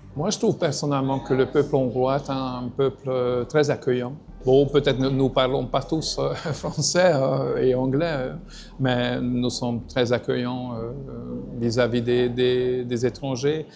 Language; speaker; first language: French; non-native, fluent; Hungarian